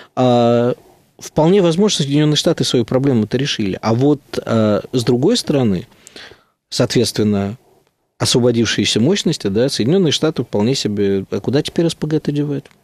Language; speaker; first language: Russian; native; Russian